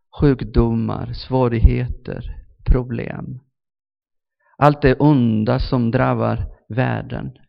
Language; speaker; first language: Swedish; non-native, fluent; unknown